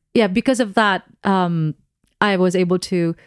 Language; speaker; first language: English; non-native, local second language; Filipino